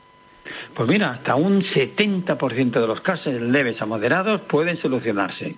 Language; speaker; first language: Spanish; native; Spanish